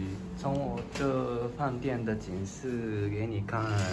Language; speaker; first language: Chinese; non-native, fluent; Japanese